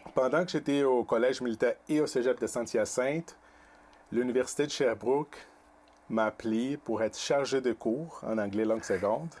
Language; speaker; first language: French; non-native, fluent; Portuguese